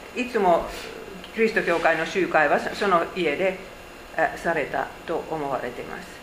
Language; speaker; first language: Japanese; non-native, fluent; Finnish